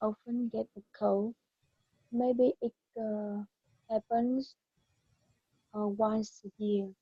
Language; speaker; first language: English; non-native, learner; Vietnamese